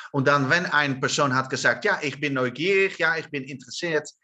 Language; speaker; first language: German; non-native, learner; Dutch